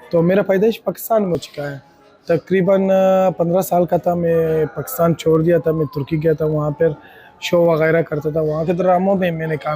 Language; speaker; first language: Hindi; non-native, local second language; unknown